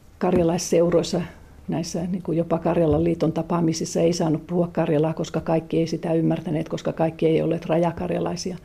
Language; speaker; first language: Finnish; native; Finnish